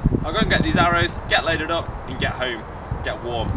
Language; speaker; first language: English; native; English